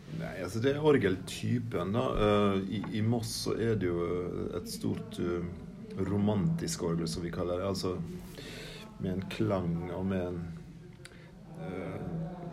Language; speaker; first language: Norwegian; native; Norwegian